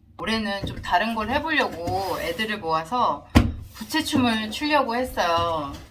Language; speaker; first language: Korean; native; Korean